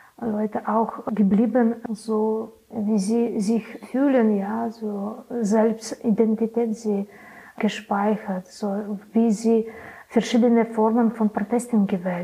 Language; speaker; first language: German; non-native, learner; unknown